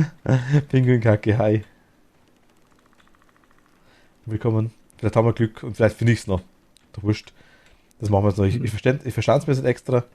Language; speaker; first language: German; native; German